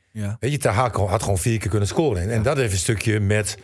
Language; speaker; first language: Dutch; native; Dutch